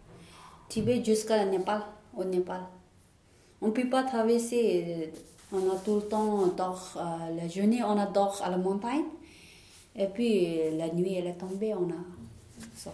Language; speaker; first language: French; non-native, learner; Tibetan